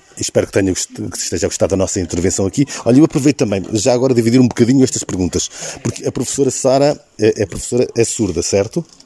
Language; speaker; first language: Portuguese; native; Portuguese